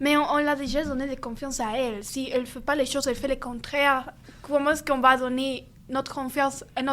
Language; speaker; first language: French; non-native, learner; Spanish